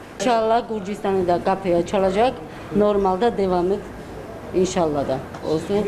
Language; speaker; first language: Turkish; non-native, learner; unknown